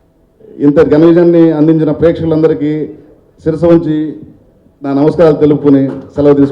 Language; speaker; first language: Telugu; native; Telugu